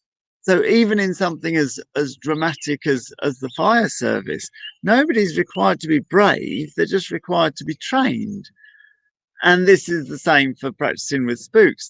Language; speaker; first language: English; native; English